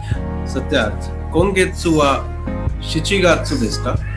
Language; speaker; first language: Japanese; non-native, learner; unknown